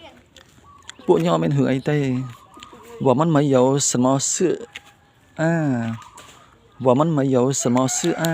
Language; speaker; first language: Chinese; non-native, learner; Khmer